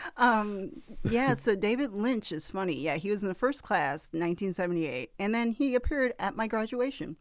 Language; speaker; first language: English; native; English